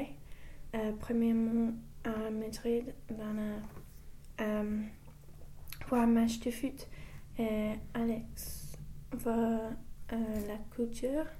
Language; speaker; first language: French; non-native, learner; English